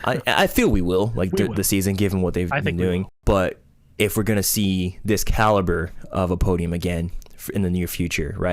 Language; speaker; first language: English; native; English